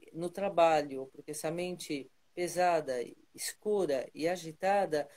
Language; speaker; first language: Portuguese; non-native, fluent; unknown